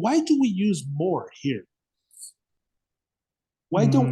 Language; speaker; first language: English; non-native, fluent; Spanish